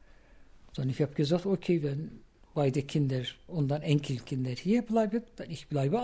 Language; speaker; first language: German; non-native, learner; Turkish